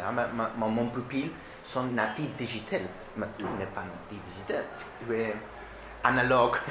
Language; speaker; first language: French; non-native, learner; Spanish